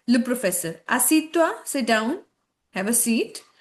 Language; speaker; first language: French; non-native, fluent; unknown